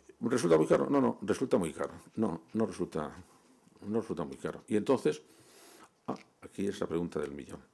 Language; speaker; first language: Spanish; native; Spanish